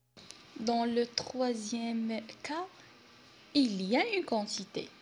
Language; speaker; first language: French; non-native, local second language; Arabic